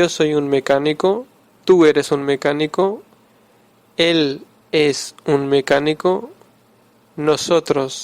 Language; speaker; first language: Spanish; non-native, fluent; Urdu